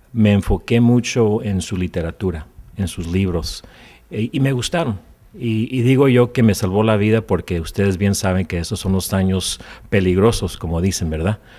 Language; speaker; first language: Spanish; early bilingual, heritage; Spanish